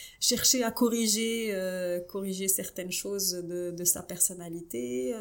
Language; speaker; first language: French; non-native, local second language; Arabic